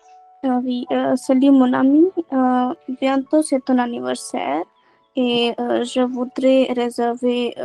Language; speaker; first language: French; non-native, learner; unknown